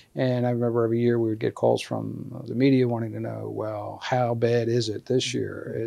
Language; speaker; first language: English; native; English